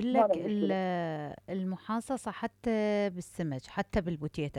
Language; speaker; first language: Arabic; native; Arabic